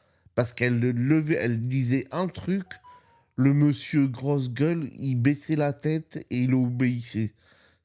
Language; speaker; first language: French; native; French